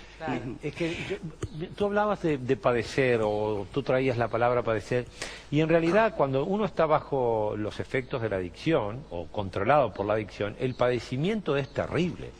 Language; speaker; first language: Spanish; native; Spanish